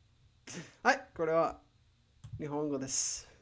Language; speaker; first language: Japanese; non-native, learner; Spanish